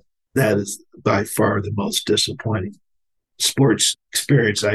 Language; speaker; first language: English; native; English